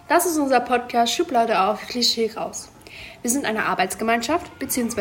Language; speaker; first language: German; early bilingual, other home language; Greek